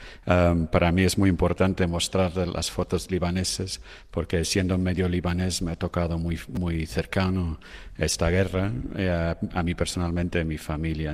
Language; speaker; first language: Spanish; non-native, fluent; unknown